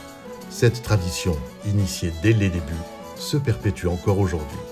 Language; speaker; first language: French; native; French